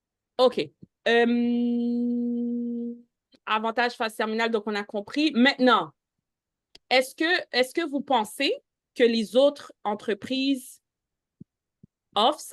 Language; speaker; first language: French; native; French